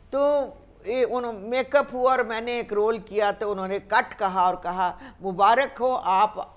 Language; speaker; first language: Hindi; native; Hindi